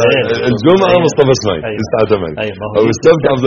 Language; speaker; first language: Arabic; native; Arabic